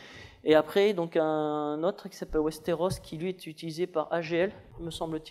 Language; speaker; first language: French; native; French